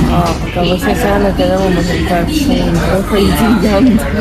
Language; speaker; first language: Chinese; non-native, learner; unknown